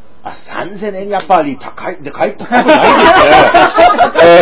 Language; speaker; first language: Japanese; non-native, fluent; German